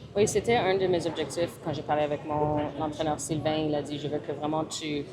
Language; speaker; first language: French; early bilingual, other home language; English